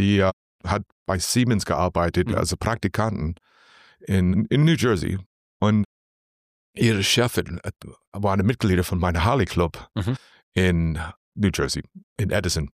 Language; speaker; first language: German; non-native, learner; English